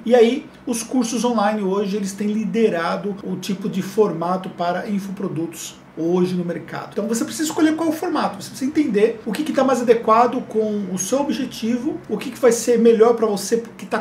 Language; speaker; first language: Portuguese; native; Portuguese